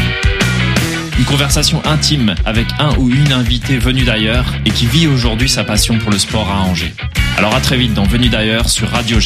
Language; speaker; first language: French; native; French